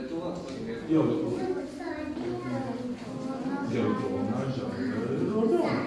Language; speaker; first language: Lithuanian; non-native, learner; Igbo